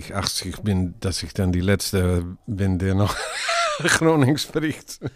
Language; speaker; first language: German; non-native, learner; Dutch